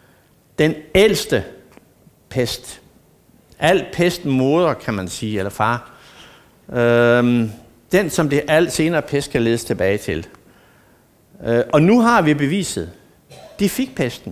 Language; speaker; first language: Danish; native; Danish